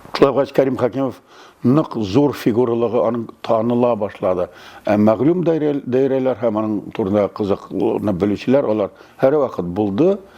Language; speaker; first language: Tatar; native; Tatar